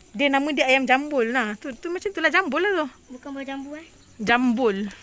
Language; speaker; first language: Malay; native; Malay